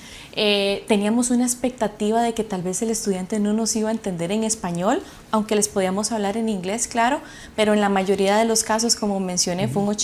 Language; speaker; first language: Spanish; native; Spanish